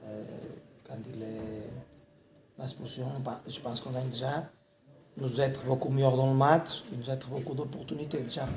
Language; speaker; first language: French; non-native, learner; Portuguese